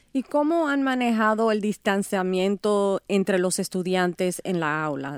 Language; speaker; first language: Spanish; native; Spanish